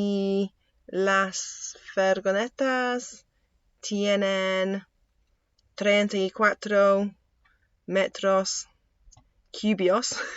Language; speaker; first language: Spanish; non-native, learner; English